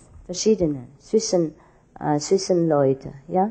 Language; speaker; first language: German; non-native, fluent; Vietnamese